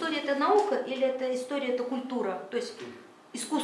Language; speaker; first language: Russian; native; Russian